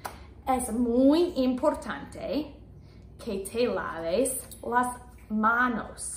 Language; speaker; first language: Spanish; non-native, fluent; English